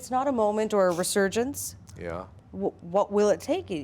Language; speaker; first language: English; native; English